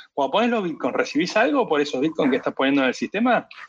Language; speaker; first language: Spanish; native; Spanish